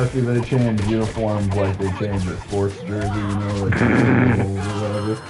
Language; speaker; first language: English; native; English